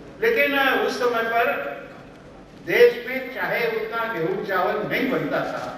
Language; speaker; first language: Hindi; non-native, local second language; Marathi